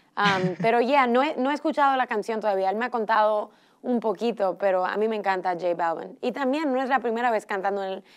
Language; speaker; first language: Spanish; early bilingual, heritage; Spanish